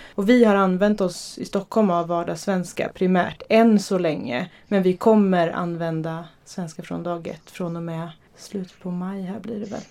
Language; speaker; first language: Swedish; native; Swedish